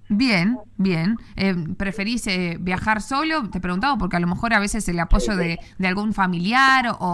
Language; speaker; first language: Spanish; native; Spanish